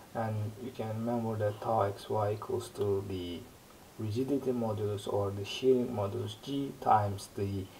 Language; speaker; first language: English; non-native, fluent; Turkish